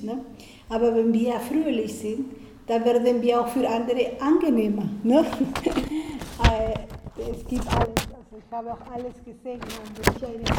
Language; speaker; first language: German; non-native, fluent; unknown